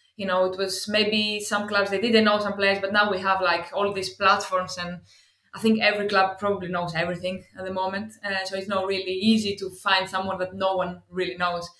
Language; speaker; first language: English; non-native, fluent; Greek